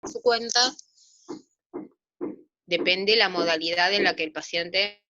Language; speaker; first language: Spanish; native; Spanish